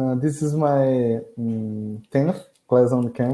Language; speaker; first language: English; non-native, learner; Portuguese